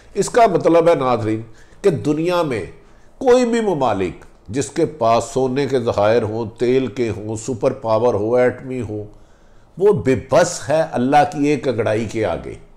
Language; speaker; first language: Urdu; non-native, local second language; Punjabi